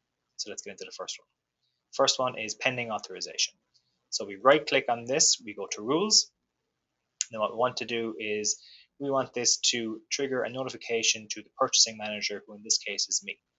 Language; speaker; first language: English; native; English